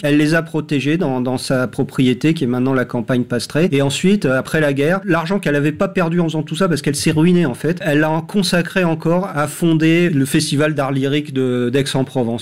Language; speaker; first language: French; native; French